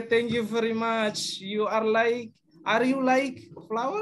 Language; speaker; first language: English; non-native, learner; Indonesian